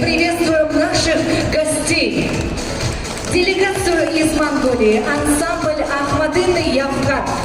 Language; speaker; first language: Russian; native; Russian